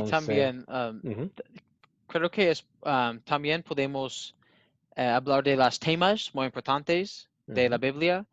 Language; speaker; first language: Spanish; non-native, learner; English